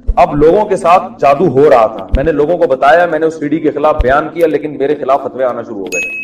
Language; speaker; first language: Urdu; native; Urdu